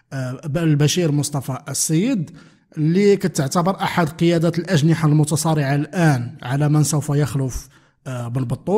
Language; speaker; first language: Arabic; native; Arabic